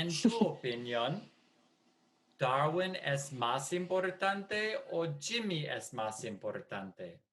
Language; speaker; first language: Spanish; non-native, fluent; English